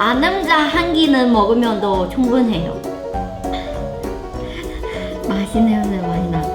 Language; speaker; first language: Korean; non-native, learner; Chinese